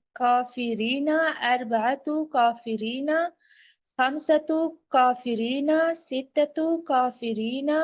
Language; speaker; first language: Arabic; non-native, learner; Urdu